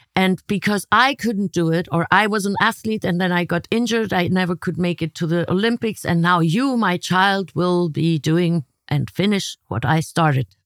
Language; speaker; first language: English; non-native, fluent; German